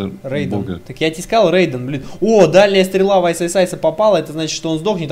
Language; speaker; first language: Russian; native; Russian